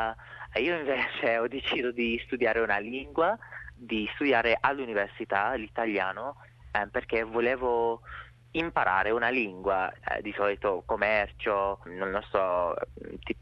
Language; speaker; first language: Italian; non-native, fluent; English